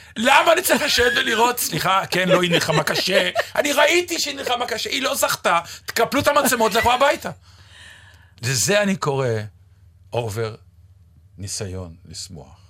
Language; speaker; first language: Hebrew; native; Hebrew